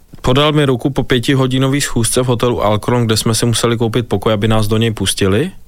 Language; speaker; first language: Czech; native; Czech